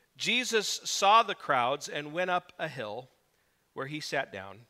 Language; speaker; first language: English; native; English